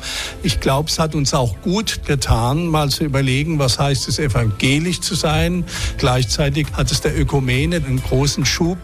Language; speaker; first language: German; native; German